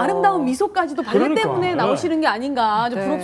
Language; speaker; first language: Korean; native; Korean